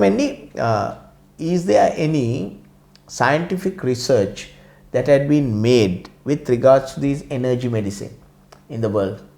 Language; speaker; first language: English; non-native, local second language; Sinhala